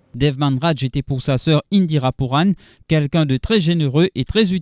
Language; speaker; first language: French; non-native, local second language; Morisyen